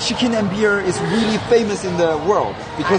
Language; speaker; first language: English; non-native, learner; Korean